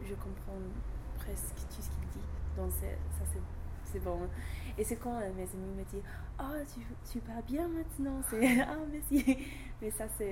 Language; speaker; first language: French; non-native, learner; English